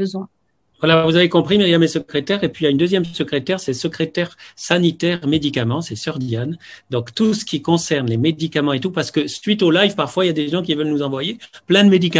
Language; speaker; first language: French; native; French